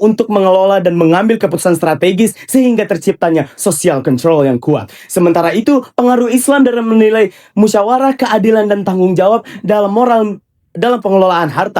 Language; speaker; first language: Indonesian; native; Indonesian